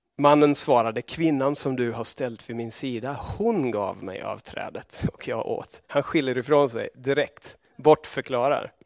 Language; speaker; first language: Swedish; non-native, fluent; English